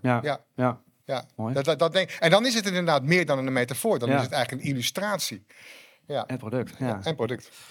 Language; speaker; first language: Dutch; native; Dutch